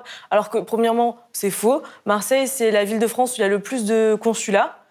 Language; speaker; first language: French; native; French